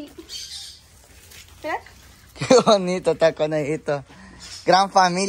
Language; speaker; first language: Spanish; native; Spanish